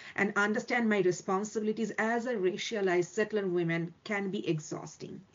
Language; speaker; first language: English; non-native, local second language; Bangla